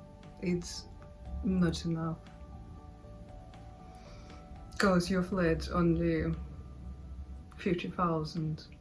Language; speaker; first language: English; non-native, learner; Russian